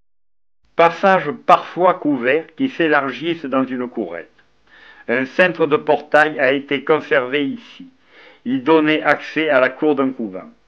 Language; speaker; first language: French; native; French